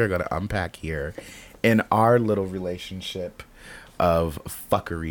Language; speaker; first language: English; native; English